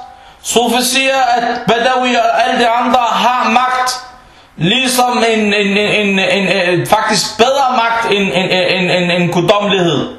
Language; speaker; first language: Danish; early bilingual, other home language; Arabic